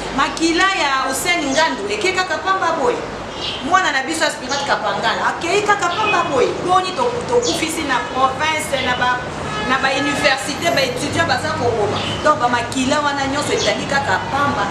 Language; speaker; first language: Lingala; native; Lingala